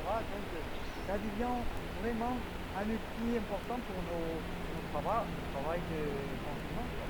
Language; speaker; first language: French; non-native, fluent; Spanish